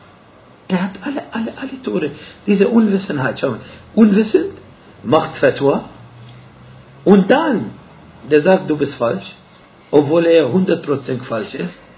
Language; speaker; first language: German; non-native, fluent; Arabic